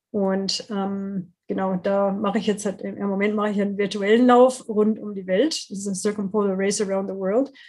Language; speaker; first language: German; non-native, fluent; English